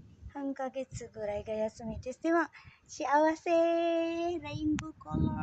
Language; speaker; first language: Japanese; non-native, learner; Filipino